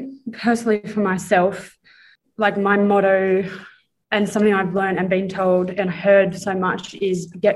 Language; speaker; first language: English; native; English